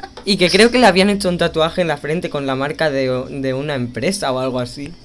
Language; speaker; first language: Spanish; native; Spanish